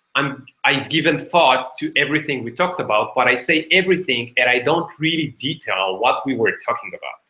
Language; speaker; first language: English; non-native, fluent; Hebrew